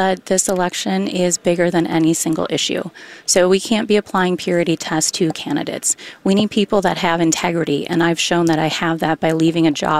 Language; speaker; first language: English; native; English